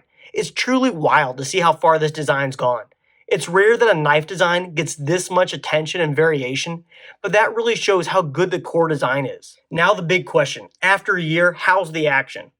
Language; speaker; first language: English; native; English